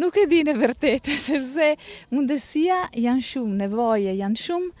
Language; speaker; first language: Albanian; non-native, learner; Italian